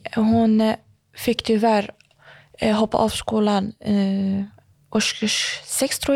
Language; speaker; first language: Swedish; early bilingual, other home language; Arabic